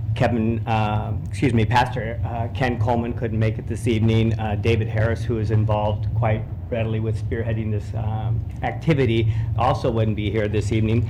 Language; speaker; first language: English; native; English